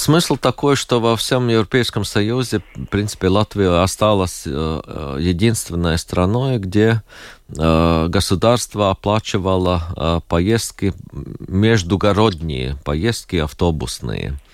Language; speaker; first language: Russian; non-native, local second language; Latvian